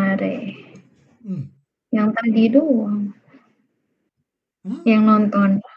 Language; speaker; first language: Korean; non-native, learner; Indonesian